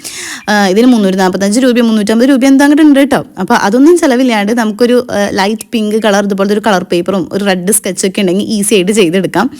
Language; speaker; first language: Malayalam; native; Malayalam